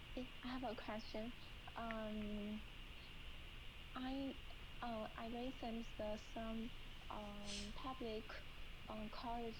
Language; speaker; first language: English; non-native, learner; Chinese